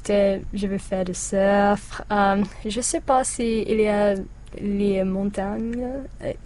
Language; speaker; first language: French; non-native, learner; English